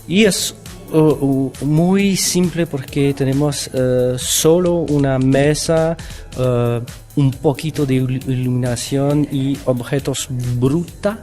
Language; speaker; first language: Spanish; non-native, learner; French